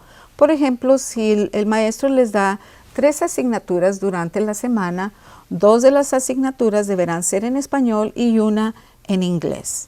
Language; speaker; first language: Spanish; early bilingual, heritage; Spanish